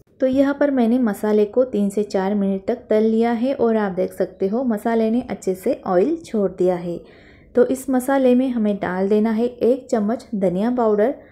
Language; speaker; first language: Hindi; non-native, local second language; Marathi